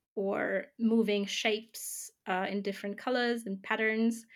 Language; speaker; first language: English; non-native, fluent; German